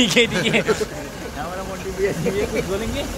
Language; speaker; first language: Hindi; non-native, local second language; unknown